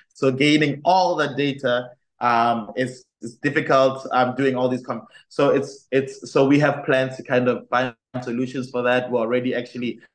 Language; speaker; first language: English; non-native, local second language; Tswana